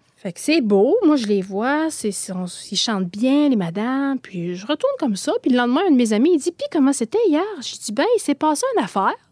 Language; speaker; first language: French; native; French